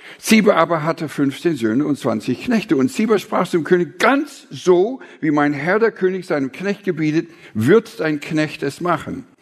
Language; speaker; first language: German; non-native, fluent; English